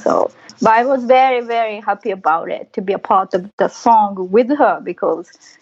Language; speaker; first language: English; non-native, fluent; Japanese